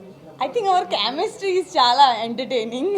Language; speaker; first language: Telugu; non-native, learner; Gujarati